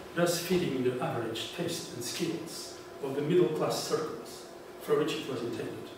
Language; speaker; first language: English; non-native, fluent; Portuguese